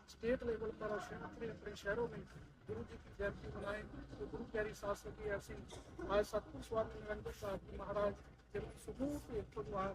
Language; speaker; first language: Hindi; non-native, local second language; Punjabi